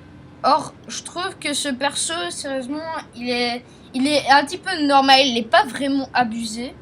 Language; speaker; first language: French; native; French